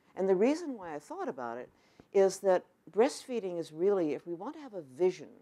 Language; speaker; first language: English; native; English